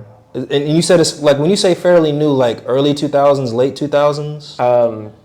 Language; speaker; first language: English; native; English